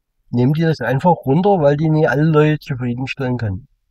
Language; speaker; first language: German; native; German